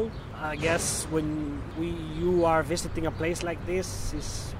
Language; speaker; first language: English; non-native, fluent; Spanish